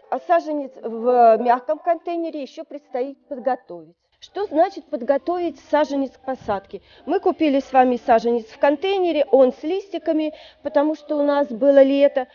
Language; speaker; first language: Russian; native; Russian